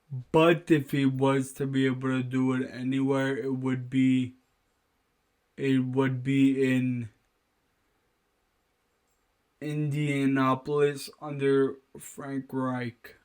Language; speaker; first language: English; native; English